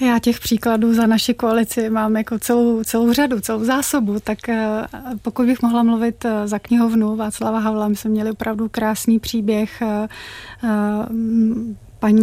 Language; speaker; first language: Czech; native; Czech